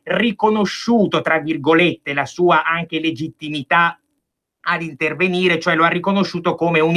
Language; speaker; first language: Italian; native; Italian